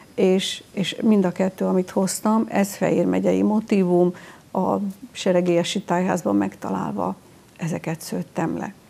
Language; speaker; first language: Hungarian; native; Hungarian